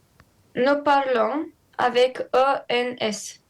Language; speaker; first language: French; non-native, learner; Romanian